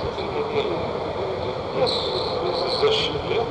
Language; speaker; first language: Russian; non-native, fluent; Lithuanian